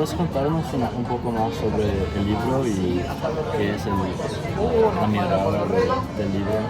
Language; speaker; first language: Spanish; non-native, learner; English